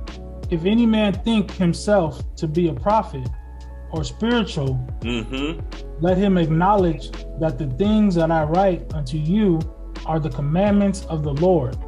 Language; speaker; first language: English; native; English